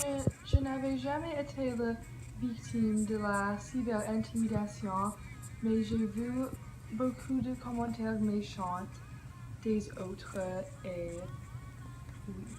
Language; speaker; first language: French; non-native, learner; English